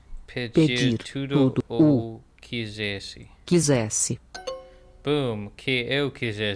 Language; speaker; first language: Portuguese; non-native, learner; English